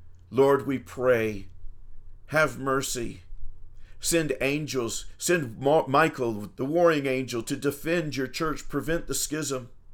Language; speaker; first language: English; native; English